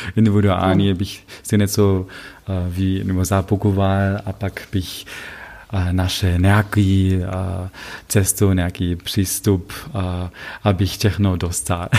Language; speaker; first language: Czech; non-native, learner; German